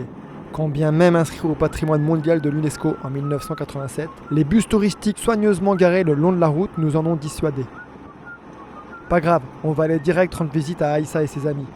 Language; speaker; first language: French; native; French